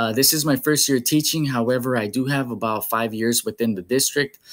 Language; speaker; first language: English; early bilingual, other home language; Spanish